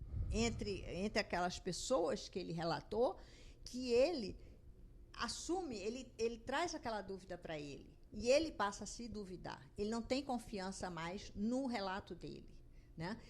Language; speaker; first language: Portuguese; native; Portuguese